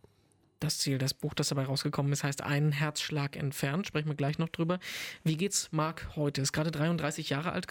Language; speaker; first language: German; native; German